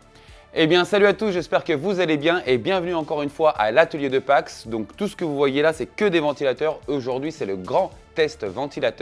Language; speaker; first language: French; native; French